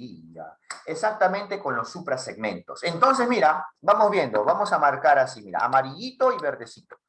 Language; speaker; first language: Spanish; native; Spanish